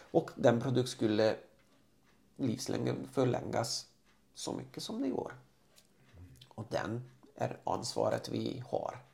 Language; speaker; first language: Swedish; non-native, fluent; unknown